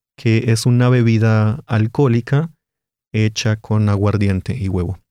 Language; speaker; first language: Spanish; native; Spanish